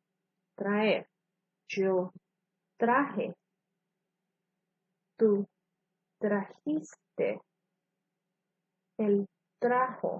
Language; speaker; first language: Spanish; non-native, fluent; English